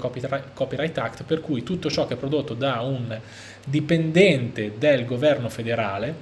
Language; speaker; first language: Italian; native; Italian